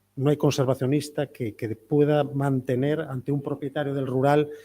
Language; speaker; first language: Spanish; non-native, local second language; Galician